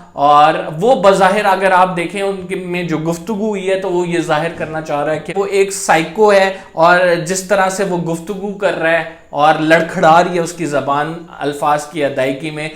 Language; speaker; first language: Urdu; native; Urdu